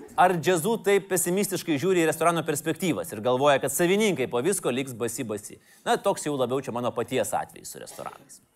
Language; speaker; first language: Lithuanian; native; Lithuanian